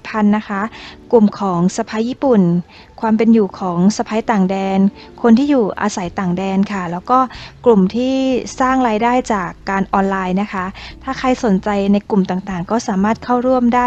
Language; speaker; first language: Thai; native; Thai